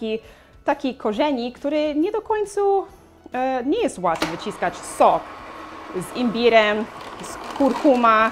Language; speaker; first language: Polish; non-native, learner; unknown